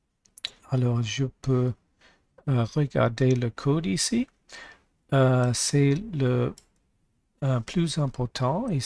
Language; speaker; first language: French; non-native, learner; English